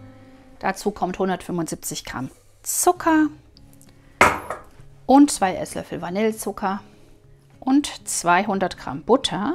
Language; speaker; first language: German; native; German